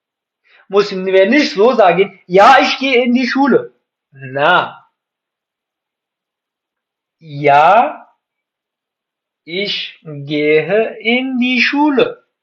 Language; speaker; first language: German; non-native, fluent; Pashto